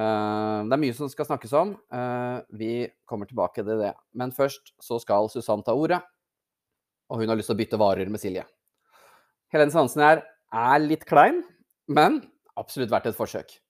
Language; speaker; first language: Norwegian; native; Norwegian